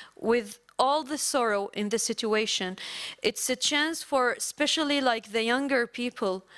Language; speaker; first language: English; non-native, fluent; Arabic